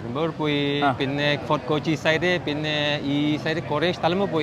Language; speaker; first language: Malayalam; non-native, learner; Chinese